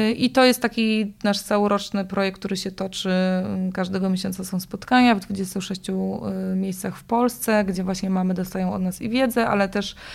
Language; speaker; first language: Polish; native; Polish